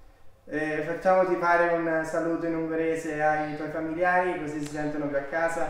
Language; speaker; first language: Italian; native; Italian